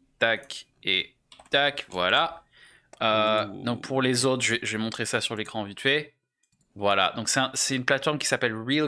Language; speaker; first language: French; native; French